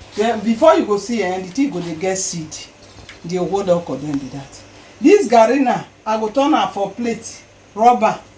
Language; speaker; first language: Nigerian Pidgin; non-native, local second language; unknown